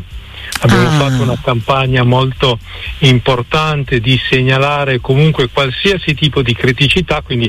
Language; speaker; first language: Italian; native; Italian